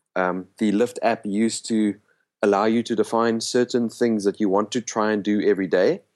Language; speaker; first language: English; non-native, local second language; Afrikaans